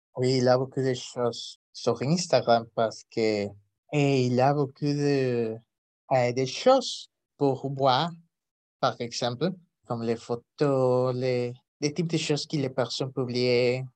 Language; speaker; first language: French; non-native, learner; Spanish